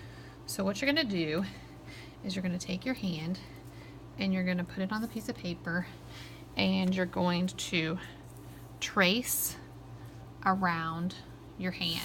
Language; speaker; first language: English; native; English